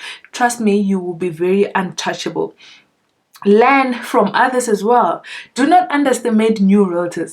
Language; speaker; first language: English; non-native, local second language; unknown